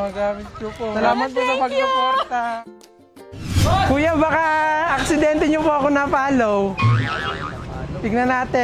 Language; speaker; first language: Filipino; native; Filipino